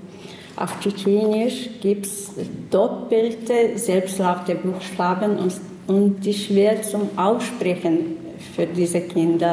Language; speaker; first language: German; non-native, learner; Chechen